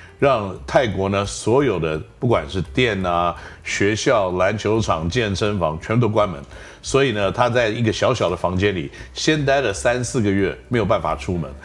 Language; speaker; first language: Chinese; native; Chinese